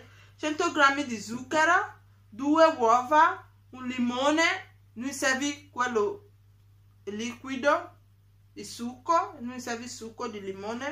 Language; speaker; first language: Italian; non-native, learner; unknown